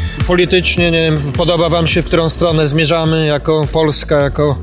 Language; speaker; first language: Polish; native; Polish